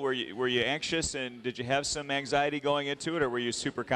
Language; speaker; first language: English; native; English